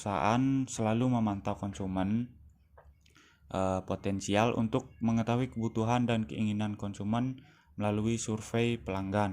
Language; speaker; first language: Indonesian; native; Indonesian